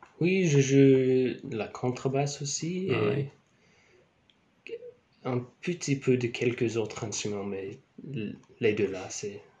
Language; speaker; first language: French; non-native, learner; English